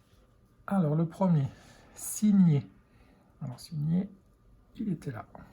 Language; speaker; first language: French; native; French